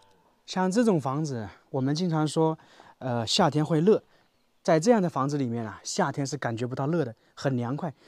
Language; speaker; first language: Chinese; native; Chinese